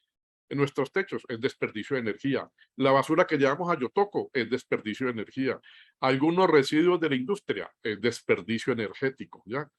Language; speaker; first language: Spanish; native; Spanish